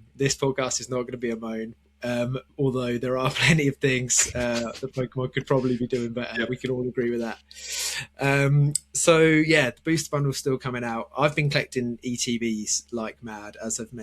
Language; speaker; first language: English; native; English